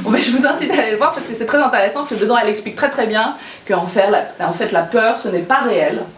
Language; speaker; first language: French; early bilingual, other home language; Korean